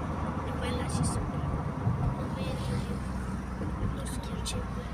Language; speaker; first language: Italian; early bilingual, other home language; Filipino